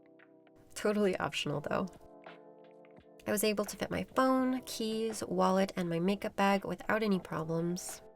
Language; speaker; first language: English; native; English